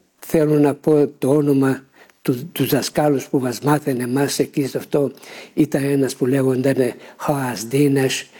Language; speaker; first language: Greek; early bilingual, heritage; Greek